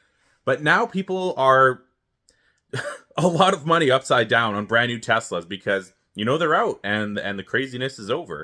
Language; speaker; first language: English; native; English